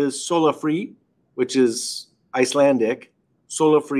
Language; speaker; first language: English; native; English